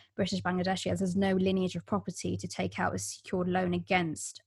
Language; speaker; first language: English; native; English